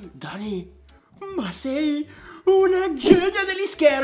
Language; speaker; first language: Italian; native; Italian